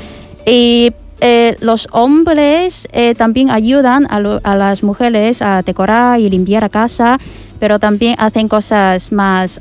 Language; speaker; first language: Spanish; non-native, fluent; Chinese